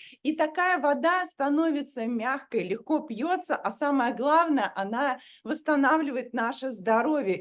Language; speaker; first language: Russian; native; Russian